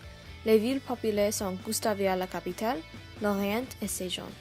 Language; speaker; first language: French; non-native, learner; English